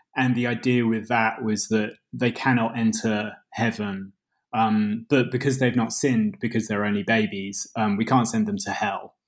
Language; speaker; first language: English; native; English